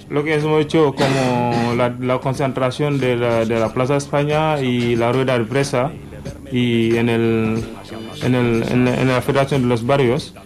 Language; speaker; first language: Spanish; non-native, learner; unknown